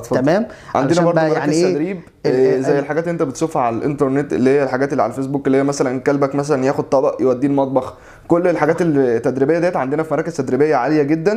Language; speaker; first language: Arabic; native; Arabic